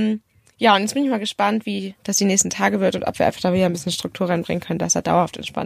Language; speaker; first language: German; native; German